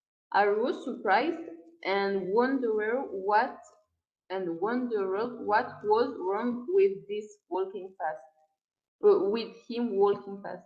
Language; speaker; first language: English; non-native, learner; French